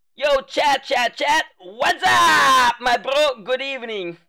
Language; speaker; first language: English; non-native, fluent; Dutch